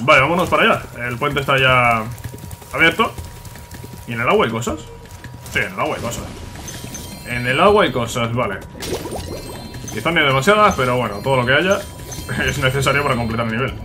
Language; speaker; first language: Spanish; native; Spanish